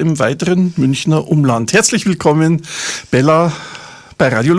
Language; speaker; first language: German; native; German